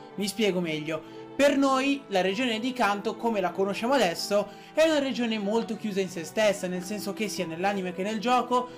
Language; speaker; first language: Italian; native; Italian